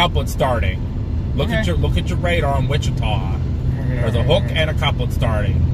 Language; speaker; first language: English; native; English